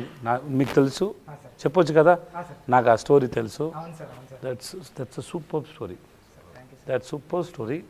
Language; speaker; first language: Telugu; non-native, learner; Tamil